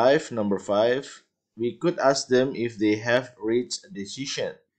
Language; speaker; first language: English; non-native, fluent; Indonesian